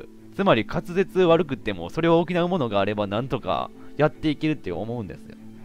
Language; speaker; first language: Japanese; native; Japanese